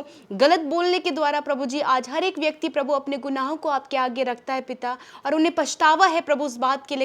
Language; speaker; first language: Hindi; native; Hindi